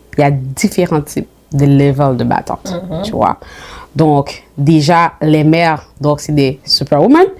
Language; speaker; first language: French; early bilingual, other home language; Haitian Creole